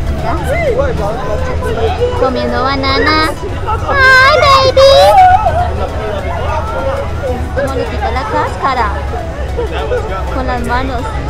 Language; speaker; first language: Spanish; native; Spanish